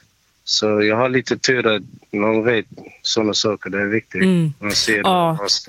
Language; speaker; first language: Swedish; non-native, learner; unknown